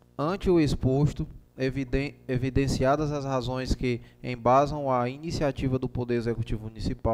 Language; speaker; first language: Portuguese; native; Portuguese